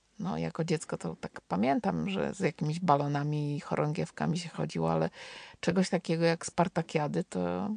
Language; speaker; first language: Polish; native; Polish